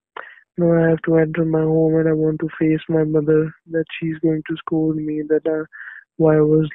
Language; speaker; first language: English; non-native, local second language; Hindi